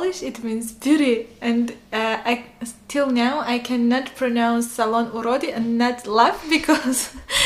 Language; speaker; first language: English; non-native, fluent; Armenian